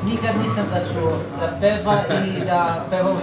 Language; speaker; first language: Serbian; non-native, learner; Arabic